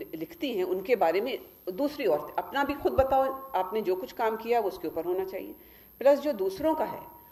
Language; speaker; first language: Hindi; native; Hindi